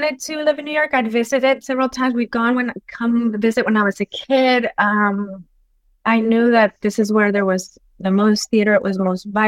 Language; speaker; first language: English; non-native, fluent; Spanish